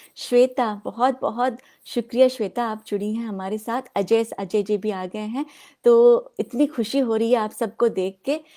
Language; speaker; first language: Hindi; non-native, local second language; Odia